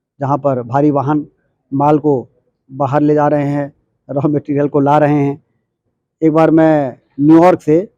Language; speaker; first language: Hindi; native; Hindi